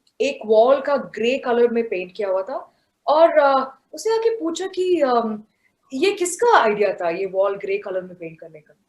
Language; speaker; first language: Hindi; non-native, local second language; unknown